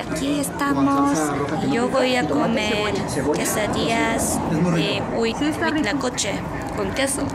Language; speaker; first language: Spanish; non-native, learner; Korean